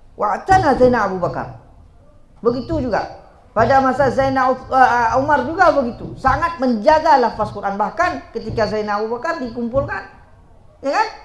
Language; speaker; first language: Malay; native; Malay